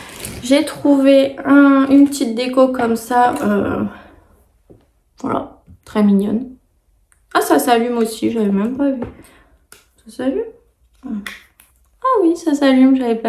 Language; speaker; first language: French; native; French